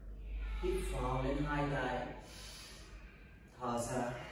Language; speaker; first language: Vietnamese; non-native, learner; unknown